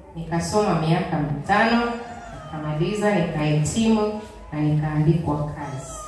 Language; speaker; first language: Swahili; non-native, local second language; Giryama